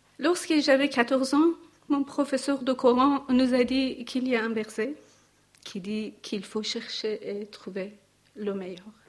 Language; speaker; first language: French; non-native, learner; Persian